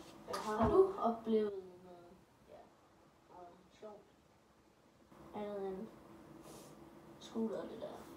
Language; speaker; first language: Danish; native; Danish